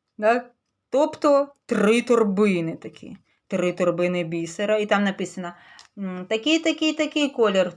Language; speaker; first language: Ukrainian; native; Ukrainian